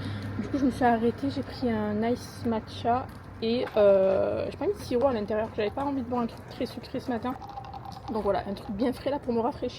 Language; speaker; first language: French; native; French